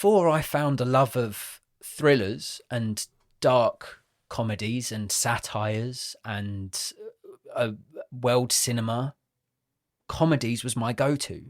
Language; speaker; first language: English; native; English